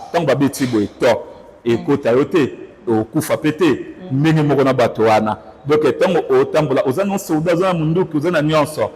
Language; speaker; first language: Lingala; non-native, local second language; Kongo